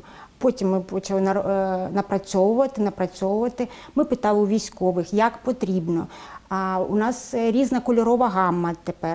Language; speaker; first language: Ukrainian; native; Ukrainian